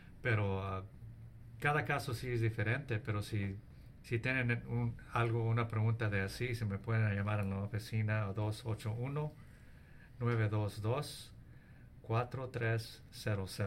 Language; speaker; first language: Spanish; early bilingual, heritage; English